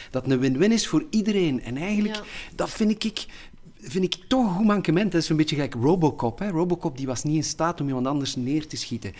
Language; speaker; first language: Dutch; native; Dutch